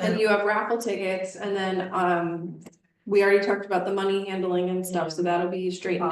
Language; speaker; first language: English; native; English